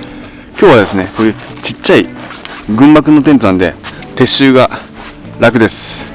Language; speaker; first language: Japanese; native; Japanese